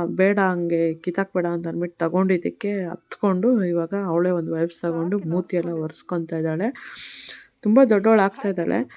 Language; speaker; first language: Kannada; native; Kannada